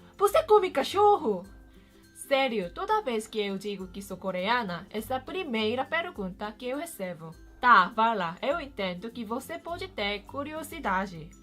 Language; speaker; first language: Portuguese; non-native, fluent; Korean